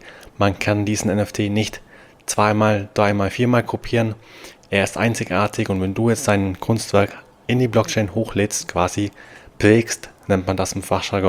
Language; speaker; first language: German; native; German